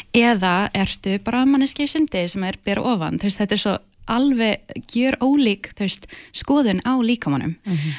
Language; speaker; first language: Icelandic; early bilingual, heritage; English